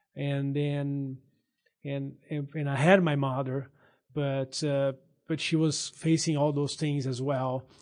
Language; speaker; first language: English; non-native, fluent; Portuguese